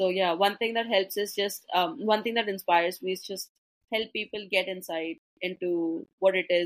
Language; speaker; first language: English; non-native, local second language; Hindi